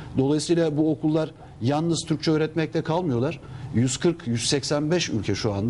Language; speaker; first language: Turkish; native; Turkish